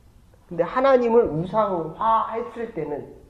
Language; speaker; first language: Korean; native; Korean